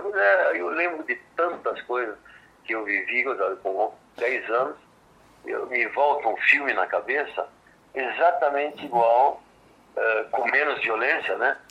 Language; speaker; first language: Portuguese; early bilingual, other home language; French